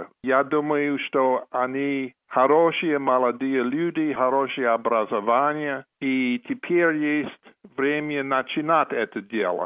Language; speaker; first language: Russian; non-native, fluent; English